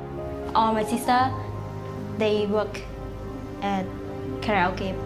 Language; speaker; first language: English; non-native, learner; Khmer